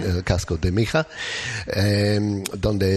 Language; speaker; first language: Spanish; non-native, learner; English